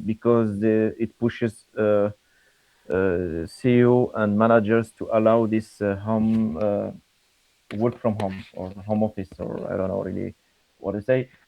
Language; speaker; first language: English; non-native, fluent; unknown